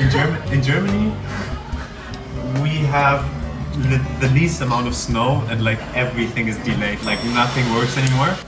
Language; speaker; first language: English; non-native, fluent; German